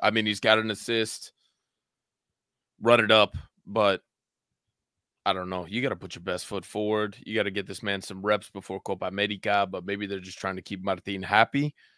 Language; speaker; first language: English; early bilingual, other home language; Spanish